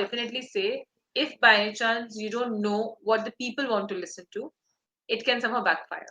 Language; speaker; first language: English; non-native, fluent; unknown